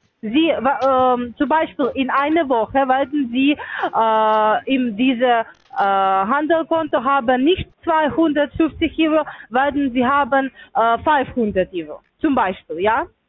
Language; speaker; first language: German; non-native, learner; Russian